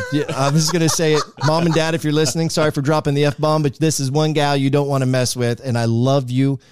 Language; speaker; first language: English; native; English